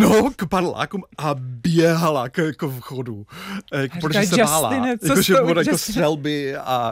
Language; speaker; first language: Czech; non-native, fluent; English